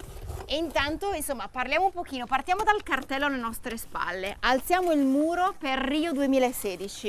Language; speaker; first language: Italian; native; Italian